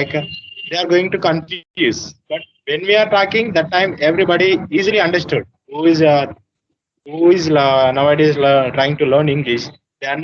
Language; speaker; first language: English; non-native, learner; Telugu